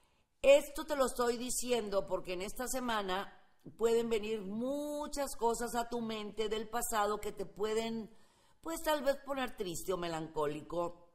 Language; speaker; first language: Spanish; native; Spanish